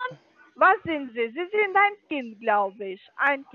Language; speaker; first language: German; non-native, learner; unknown